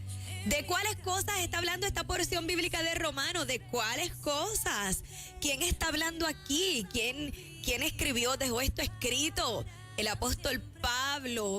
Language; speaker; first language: Spanish; native; Spanish